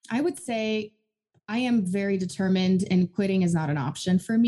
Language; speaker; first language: English; non-native, fluent; Portuguese